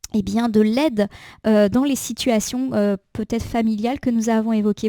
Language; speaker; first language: French; native; French